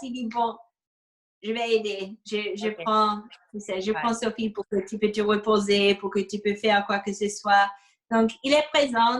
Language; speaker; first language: French; non-native, fluent; English